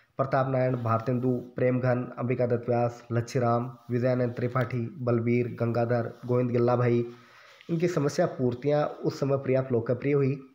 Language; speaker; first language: Hindi; native; Hindi